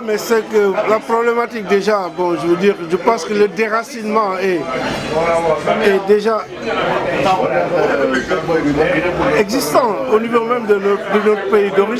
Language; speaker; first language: French; non-native, local second language; Wolof